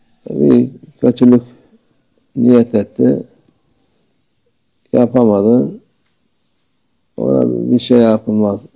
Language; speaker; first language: Turkish; native; Turkish